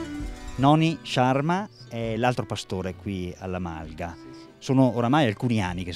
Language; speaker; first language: Italian; native; Italian